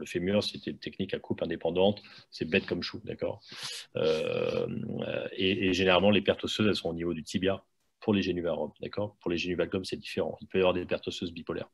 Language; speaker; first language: French; native; French